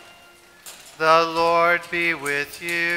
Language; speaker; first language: English; native; English